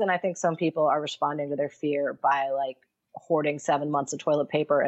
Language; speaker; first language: English; native; English